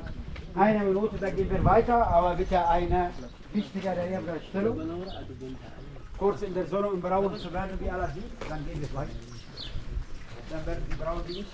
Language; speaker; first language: German; non-native, learner; Arabic